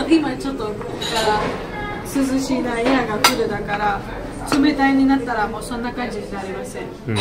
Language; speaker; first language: Japanese; non-native, learner; Georgian